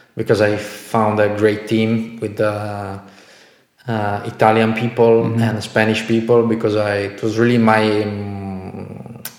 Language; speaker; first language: English; non-native, fluent; Italian